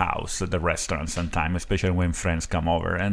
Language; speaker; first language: English; non-native, fluent; Italian